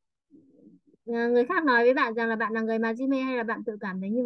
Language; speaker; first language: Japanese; non-native, fluent; Vietnamese